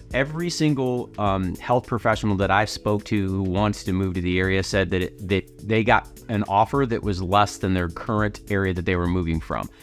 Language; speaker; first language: English; native; English